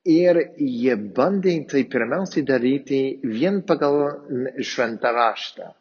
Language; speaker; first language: Lithuanian; non-native, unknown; English